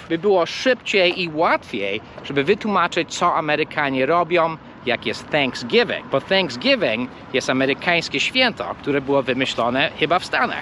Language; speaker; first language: Polish; early bilingual, heritage; English